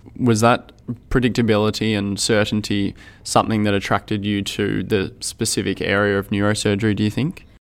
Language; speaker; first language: English; native; English